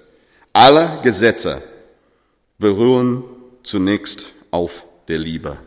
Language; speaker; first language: German; non-native, fluent; English